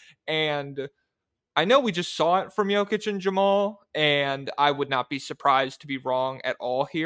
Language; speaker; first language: English; native; English